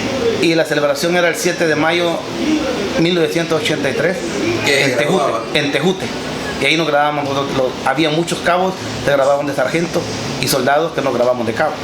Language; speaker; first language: Spanish; native; Spanish